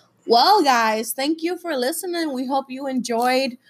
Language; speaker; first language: English; non-native, local second language; Spanish